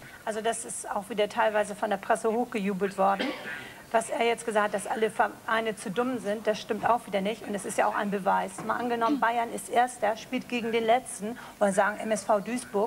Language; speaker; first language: German; native; German